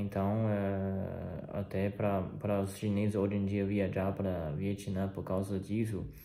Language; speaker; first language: Portuguese; non-native, fluent; Chinese